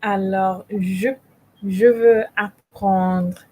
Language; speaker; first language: French; non-native, learner; English